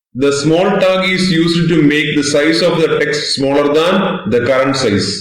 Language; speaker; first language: English; non-native, local second language; Malayalam